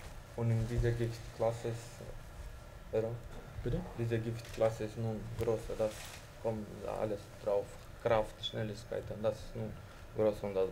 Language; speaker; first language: German; non-native, learner; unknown